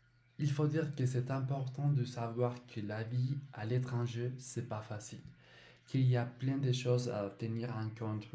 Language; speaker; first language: French; non-native, learner; Spanish